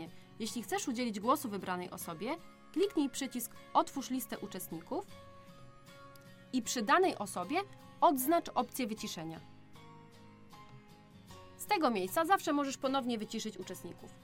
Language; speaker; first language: Polish; native; Polish